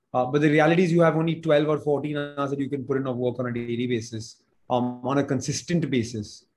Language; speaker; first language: English; non-native, local second language; Hindi